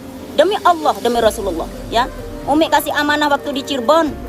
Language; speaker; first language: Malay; non-native, local second language; Javanese